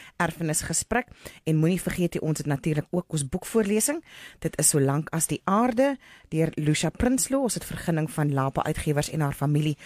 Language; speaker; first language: Afrikaans; native; Afrikaans